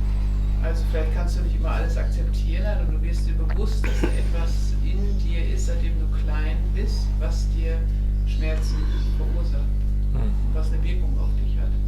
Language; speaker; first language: German; native; German